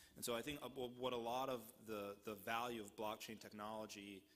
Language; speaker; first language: English; native; English